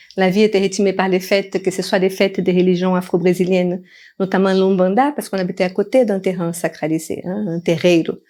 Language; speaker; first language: French; non-native, fluent; Portuguese